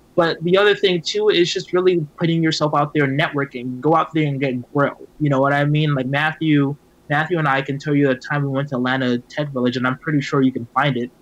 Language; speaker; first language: English; native; English